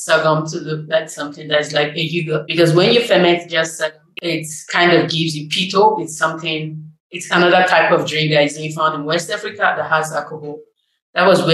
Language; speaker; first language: English; non-native, local second language; Igbo